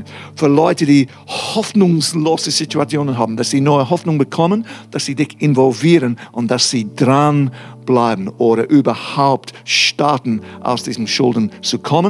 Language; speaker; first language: German; non-native, fluent; English